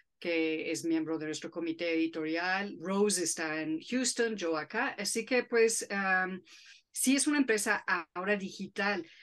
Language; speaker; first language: Spanish; non-native, fluent; English